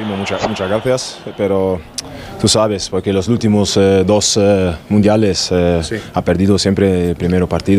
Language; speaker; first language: Spanish; non-native, learner; German